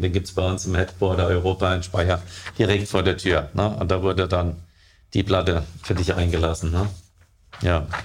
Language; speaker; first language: German; native; German